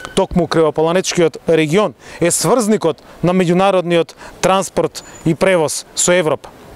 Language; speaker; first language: Macedonian; native; Macedonian